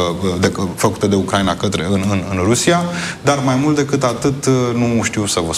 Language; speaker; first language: Romanian; native; Romanian